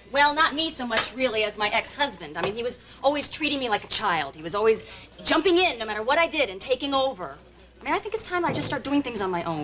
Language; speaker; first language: English; native; English